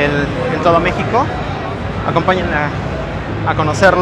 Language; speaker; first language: Spanish; native; Spanish